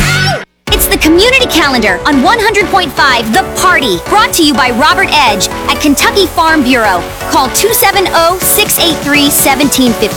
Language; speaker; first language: English; native; English